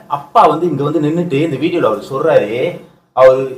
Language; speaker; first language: Tamil; early bilingual, heritage; Tamil